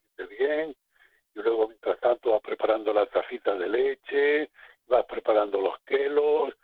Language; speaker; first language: Spanish; native; Spanish